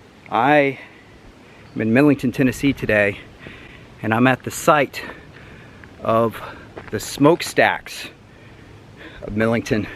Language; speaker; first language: English; native; English